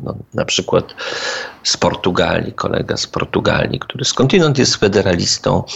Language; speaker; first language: Polish; native; Polish